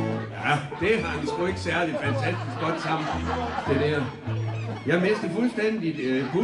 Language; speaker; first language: Danish; native; Danish